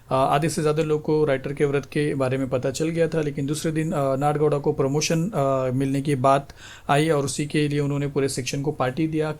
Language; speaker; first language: Hindi; non-native, local second language; Marathi